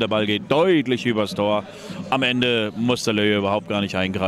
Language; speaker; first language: German; native; German